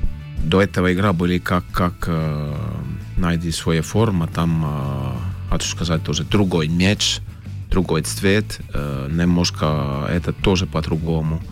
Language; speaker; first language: Russian; non-native, learner; Finnish